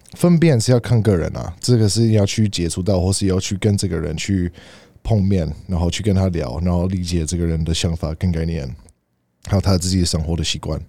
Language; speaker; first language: Chinese; early bilingual, heritage; Chinese